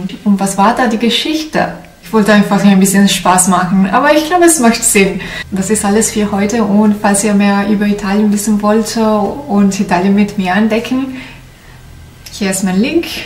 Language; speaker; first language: German; non-native, learner; Italian